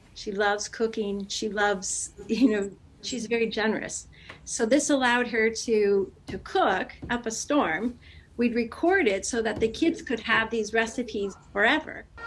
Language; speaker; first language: English; early bilingual, other home language; Italian